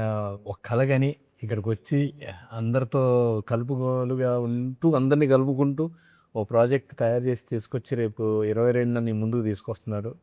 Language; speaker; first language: Telugu; native; Telugu